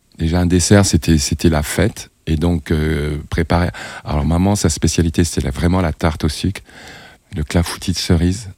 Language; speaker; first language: French; native; French